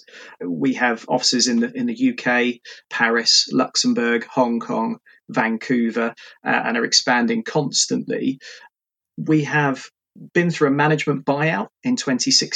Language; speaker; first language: English; native; English